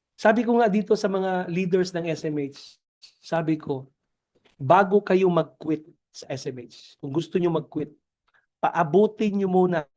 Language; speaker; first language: Filipino; non-native, local second language; Cebuano